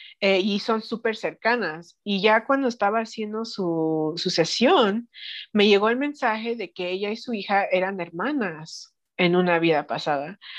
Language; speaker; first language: Spanish; early bilingual, heritage; Spanish